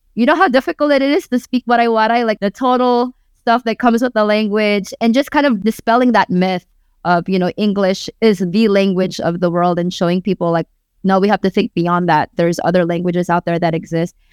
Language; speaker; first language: English; early bilingual, other home language; Waray